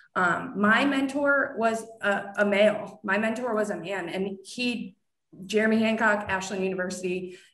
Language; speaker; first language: English; native; English